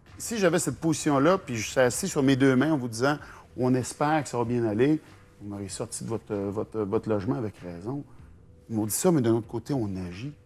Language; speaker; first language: French; native; French